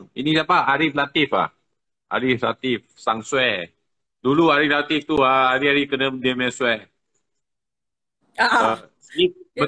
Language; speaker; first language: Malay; non-native, local second language; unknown